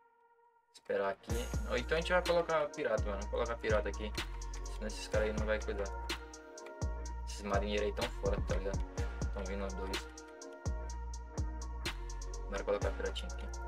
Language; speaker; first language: Portuguese; native; Portuguese